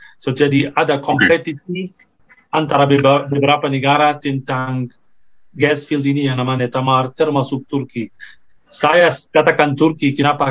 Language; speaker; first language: Indonesian; non-native, fluent; Arabic